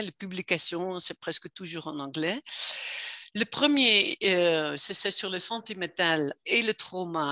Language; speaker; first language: French; non-native, fluent; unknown